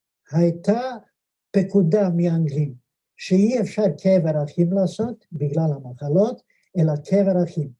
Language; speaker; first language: Hebrew; non-native, fluent; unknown